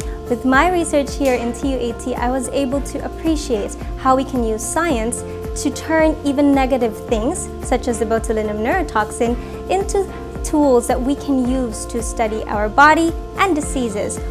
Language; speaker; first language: English; non-native, local second language; Cebuano